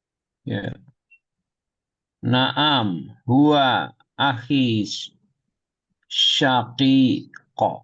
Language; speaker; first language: Arabic; non-native, learner; Indonesian